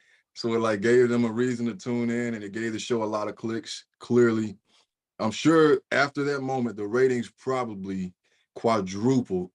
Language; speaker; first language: English; native; English